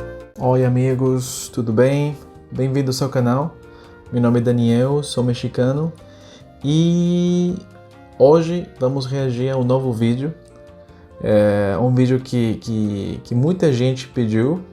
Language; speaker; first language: Portuguese; non-native, fluent; Spanish